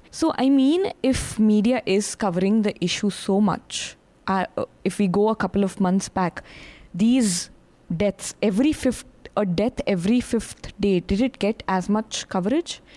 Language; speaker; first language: English; non-native, local second language; Hindi